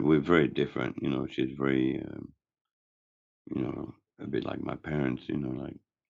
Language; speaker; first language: English; non-native, fluent; French